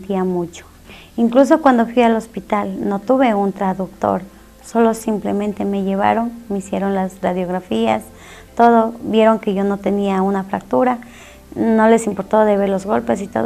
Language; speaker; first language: Spanish; native; Spanish